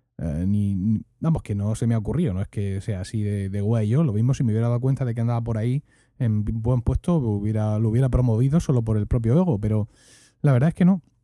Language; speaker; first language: Spanish; native; Spanish